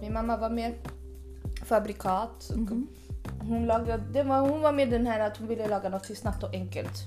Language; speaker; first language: Swedish; early bilingual, other home language; Spanish